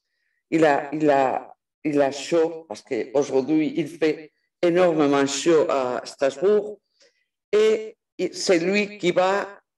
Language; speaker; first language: French; non-native, fluent; Spanish